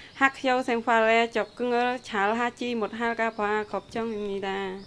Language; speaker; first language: Korean; non-native, learner; Khmer